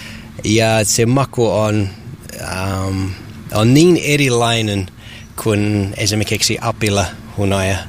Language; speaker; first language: Finnish; non-native, learner; English